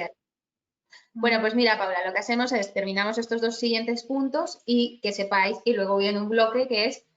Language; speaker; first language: Spanish; native; Spanish